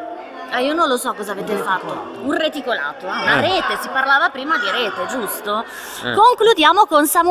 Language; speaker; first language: Italian; native; Italian